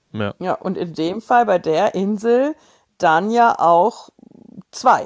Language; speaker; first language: German; native; German